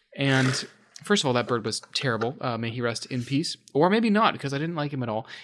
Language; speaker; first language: English; native; English